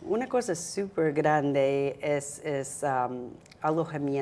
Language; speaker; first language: Spanish; non-native, fluent; English